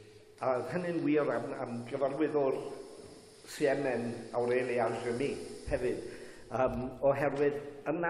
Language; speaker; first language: Welsh; native; Welsh